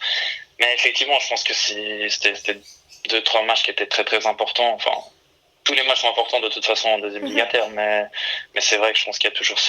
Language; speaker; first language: French; early bilingual, other home language; Portuguese